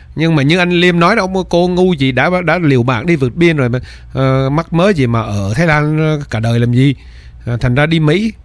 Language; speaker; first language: Vietnamese; native; Vietnamese